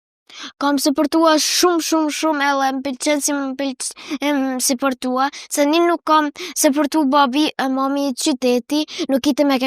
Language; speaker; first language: Albanian; early bilingual, heritage; Albanian